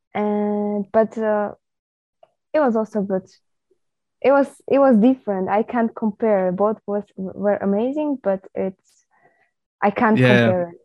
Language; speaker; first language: English; non-native, fluent; Slovak